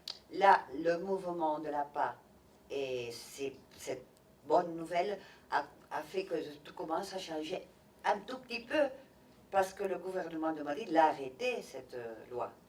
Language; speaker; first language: French; non-native, fluent; Catalan